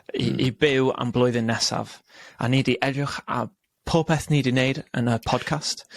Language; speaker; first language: Welsh; non-native, learner; English